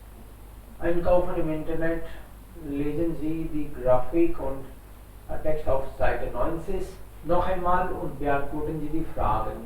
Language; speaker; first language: German; non-native, fluent; Hindi